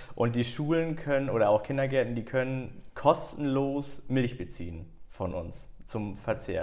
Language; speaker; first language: German; native; German